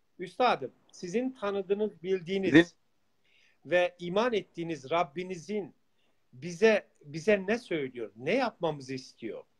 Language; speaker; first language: Turkish; non-native, local second language; Kurdish